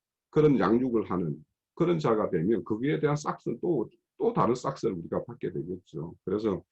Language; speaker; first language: Korean; native; Korean